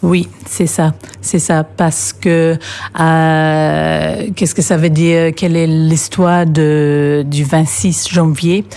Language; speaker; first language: French; non-native, fluent; English